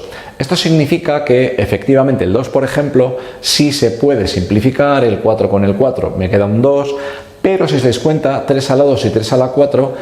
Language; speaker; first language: Spanish; native; Spanish